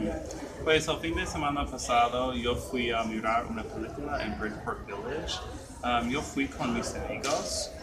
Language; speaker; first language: Spanish; non-native, learner; English